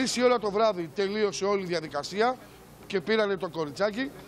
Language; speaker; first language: Greek; native; Greek